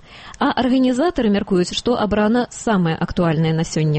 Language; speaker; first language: Belarusian; native; Belarusian